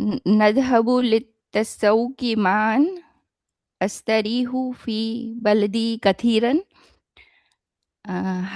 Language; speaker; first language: Arabic; non-native, learner; Hindi